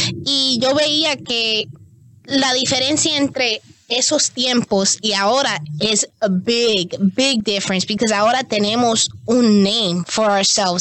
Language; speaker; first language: Spanish; early bilingual, heritage; Spanish